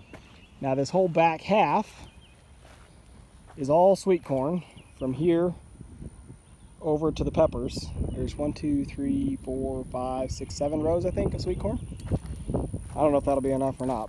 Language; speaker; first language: English; native; English